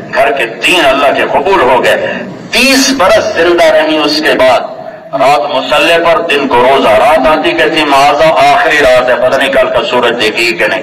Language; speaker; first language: Urdu; non-native, local second language; Punjabi